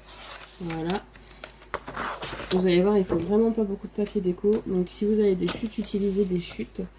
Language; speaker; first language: French; native; French